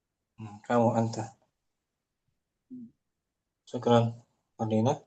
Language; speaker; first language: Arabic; non-native, fluent; Indonesian